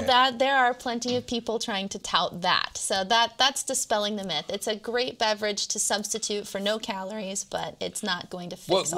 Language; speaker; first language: English; native; English